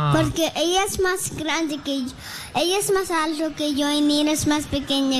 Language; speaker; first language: Spanish; early bilingual, heritage; Spanish